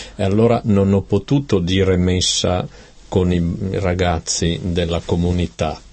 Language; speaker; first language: Italian; native; Italian